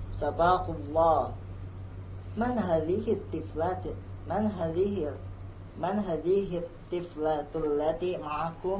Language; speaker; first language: Arabic; non-native, learner; Indonesian